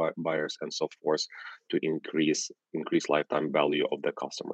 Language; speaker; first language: English; non-native, fluent; Ukrainian